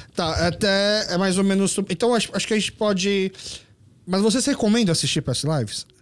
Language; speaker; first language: Portuguese; early bilingual, other home language; Korean